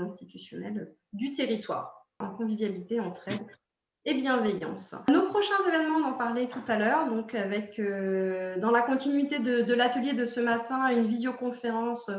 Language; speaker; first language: French; native; French